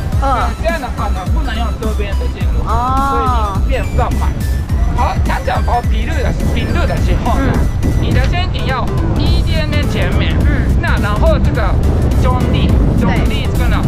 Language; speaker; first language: Chinese; non-native, learner; Japanese